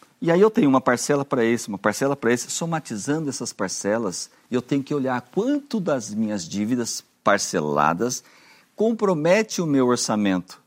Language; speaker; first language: Portuguese; native; Portuguese